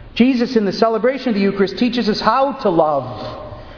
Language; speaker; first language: English; native; English